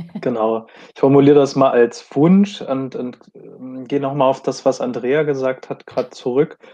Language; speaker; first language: German; native; German